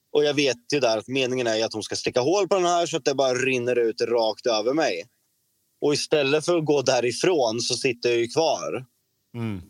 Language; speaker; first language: Swedish; native; Swedish